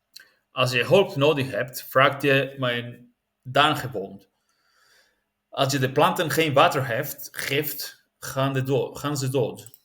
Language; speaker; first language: Dutch; non-native, learner; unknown